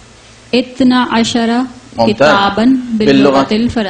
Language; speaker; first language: Arabic; non-native, learner; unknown